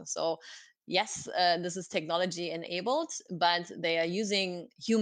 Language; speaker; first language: English; non-native, fluent; German